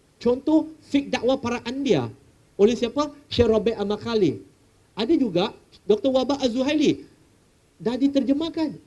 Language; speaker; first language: Malay; non-native, local second language; Chinese